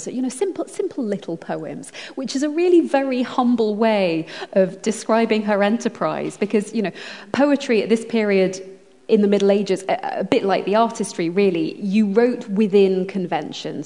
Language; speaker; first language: English; native; English